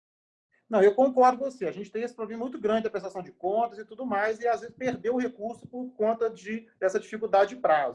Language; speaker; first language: Portuguese; native; Portuguese